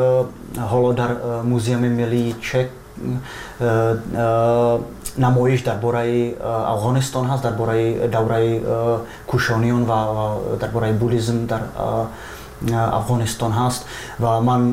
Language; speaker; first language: Persian; non-native, fluent; Czech